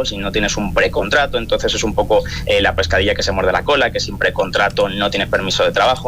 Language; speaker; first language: Spanish; native; Spanish